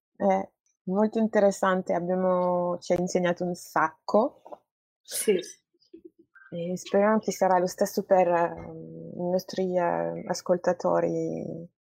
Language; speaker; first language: Italian; non-native, fluent; French